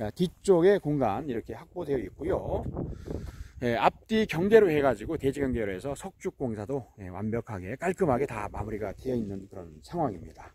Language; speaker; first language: Korean; native; Korean